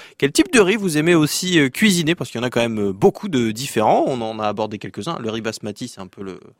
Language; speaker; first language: French; native; French